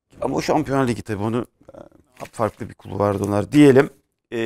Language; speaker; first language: Turkish; native; Turkish